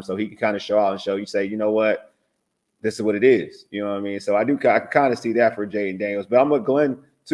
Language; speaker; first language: English; native; English